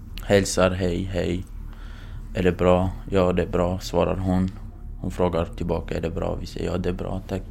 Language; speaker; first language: Swedish; non-native, fluent; Kurdish